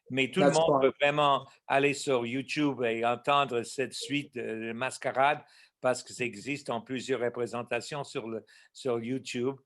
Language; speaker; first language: French; non-native, local second language; English